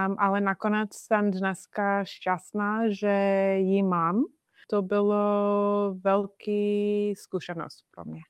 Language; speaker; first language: Czech; non-native, fluent; English